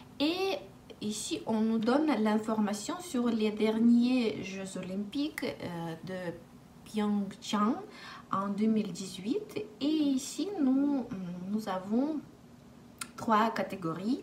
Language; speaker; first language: French; non-native, fluent; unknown